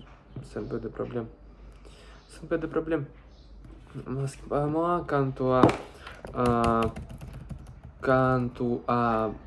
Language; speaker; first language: French; non-native, learner; Russian